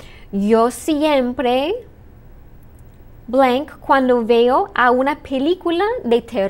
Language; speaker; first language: Spanish; non-native, fluent; English